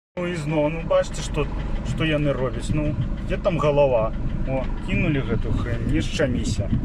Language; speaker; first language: Belarusian; native; Belarusian